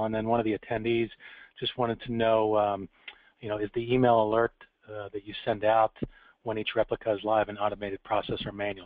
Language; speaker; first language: English; native; English